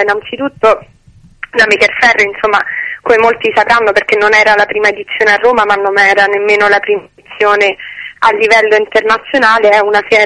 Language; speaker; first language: Italian; native; Italian